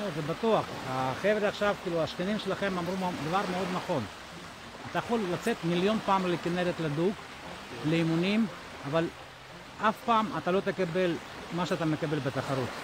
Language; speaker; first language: Hebrew; non-native, fluent; Russian